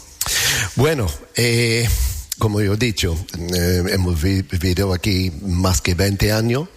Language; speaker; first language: Spanish; non-native, learner; English